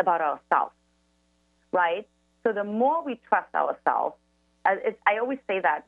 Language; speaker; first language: English; non-native, fluent; German